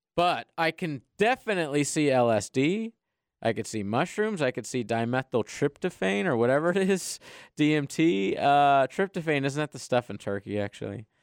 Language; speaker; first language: English; native; English